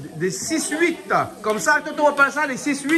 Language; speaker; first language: French; native; French